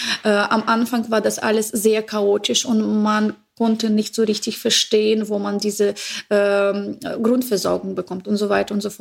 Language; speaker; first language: German; non-native, fluent; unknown